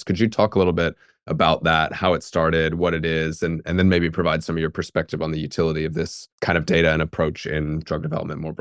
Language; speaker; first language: English; native; English